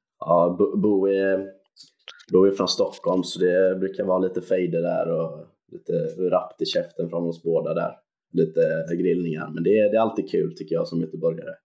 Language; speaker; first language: Swedish; native; Swedish